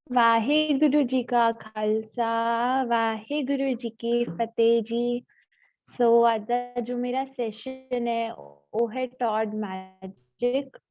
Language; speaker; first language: Hindi; non-native, local second language; Punjabi